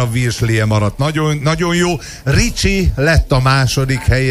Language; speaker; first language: Hungarian; native; Hungarian